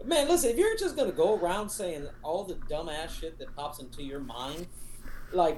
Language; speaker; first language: English; native; English